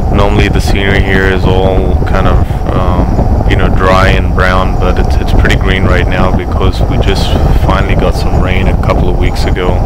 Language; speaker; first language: English; native; English